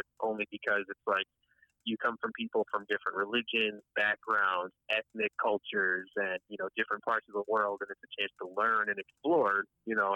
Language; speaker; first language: English; native; English